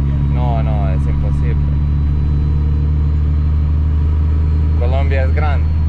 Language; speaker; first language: Spanish; non-native, learner; Croatian